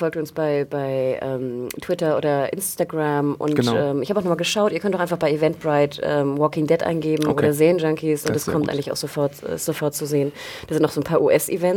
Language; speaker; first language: German; native; German